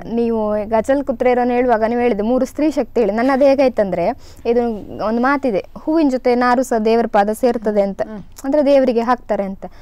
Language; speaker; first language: Kannada; native; Kannada